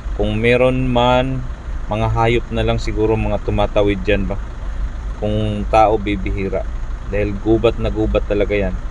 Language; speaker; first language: Filipino; non-native, local second language; Cebuano